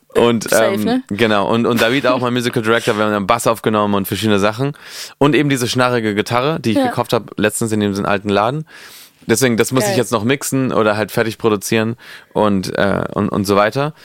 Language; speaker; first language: German; non-native, fluent; Spanish